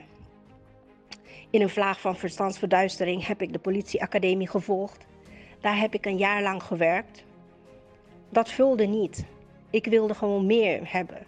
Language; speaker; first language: Dutch; native; Dutch